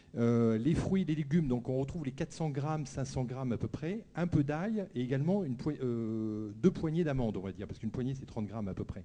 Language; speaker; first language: French; native; French